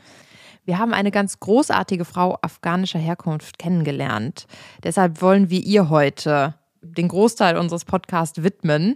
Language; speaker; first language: German; native; German